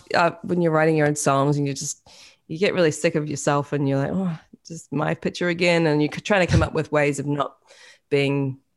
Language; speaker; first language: English; native; English